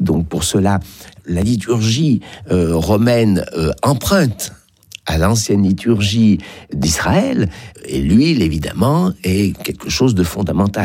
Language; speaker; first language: French; native; French